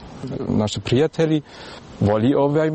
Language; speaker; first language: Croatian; early bilingual, heritage; German